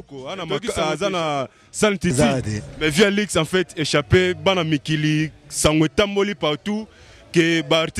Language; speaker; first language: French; non-native, local second language; Lingala